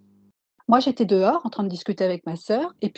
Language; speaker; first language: French; native; French